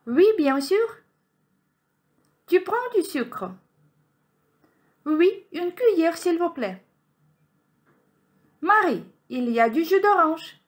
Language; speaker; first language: French; non-native, fluent; Ukrainian